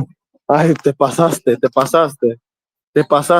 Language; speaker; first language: Spanish; non-native, learner; English